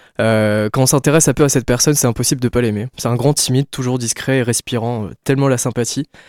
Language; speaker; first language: French; native; French